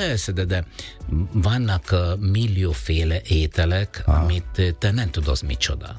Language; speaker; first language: Hungarian; non-native, learner; Italian